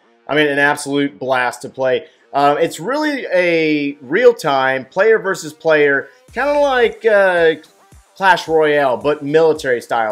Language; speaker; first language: English; native; English